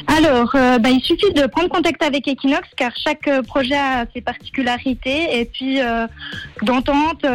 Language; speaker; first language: French; native; French